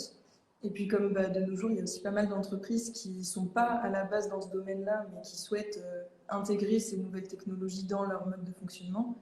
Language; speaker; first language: French; native; French